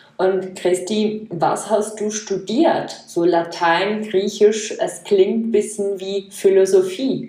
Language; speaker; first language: German; non-native, fluent; Czech